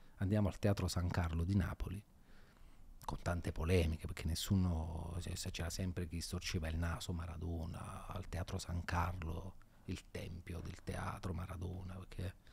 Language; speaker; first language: Italian; native; Italian